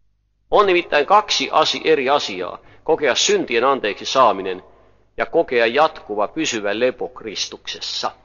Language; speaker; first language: Finnish; native; Finnish